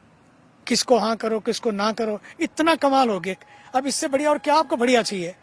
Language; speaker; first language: Hindi; native; Hindi